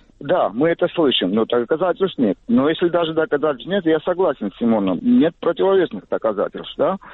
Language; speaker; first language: Russian; non-native, local second language; Georgian